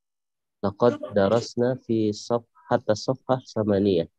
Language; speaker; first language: Arabic; non-native, fluent; Indonesian